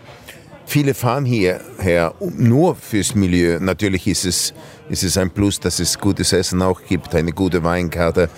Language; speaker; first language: German; early bilingual, heritage; German